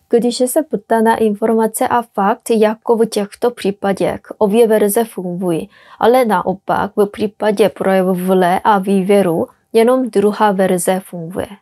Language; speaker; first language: Czech; non-native, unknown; Korean